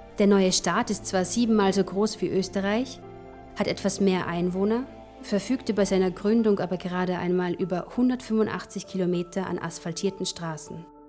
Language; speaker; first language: German; native; German